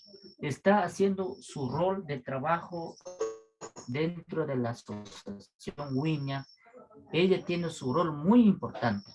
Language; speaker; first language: Spanish; non-native, local second language; Quechua